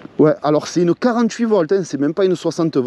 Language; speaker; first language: French; native; French